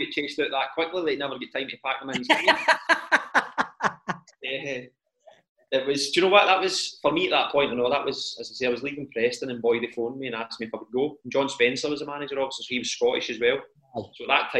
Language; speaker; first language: English; native; English